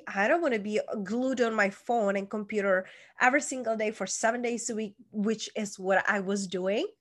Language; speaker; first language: English; non-native, fluent; Czech